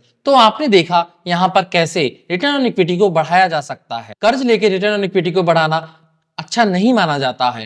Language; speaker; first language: Hindi; native; Hindi